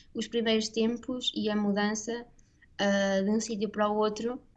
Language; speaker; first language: Portuguese; native; Portuguese